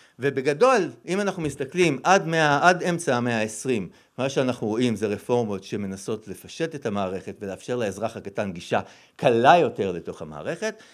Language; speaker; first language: Hebrew; native; Hebrew